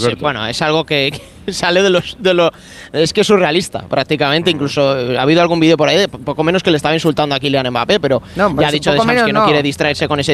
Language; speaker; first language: Spanish; native; Spanish